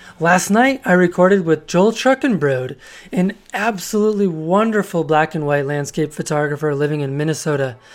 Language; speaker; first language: English; native; English